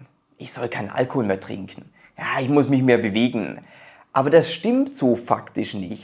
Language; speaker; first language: German; native; German